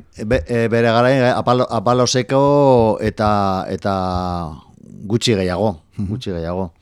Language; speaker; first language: Basque; non-native, local second language; Spanish